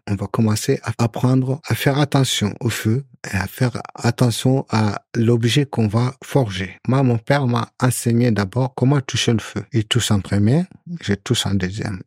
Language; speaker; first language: French; non-native, local second language; Soninke